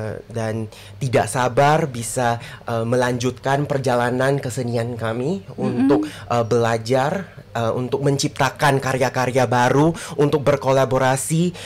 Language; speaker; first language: Indonesian; non-native, fluent; English